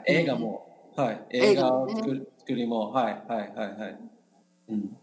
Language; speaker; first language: Japanese; non-native, learner; English